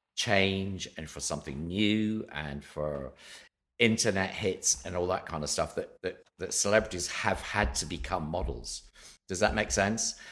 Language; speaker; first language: English; native; English